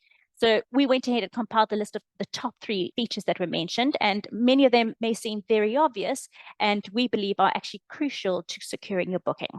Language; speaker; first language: English; native; English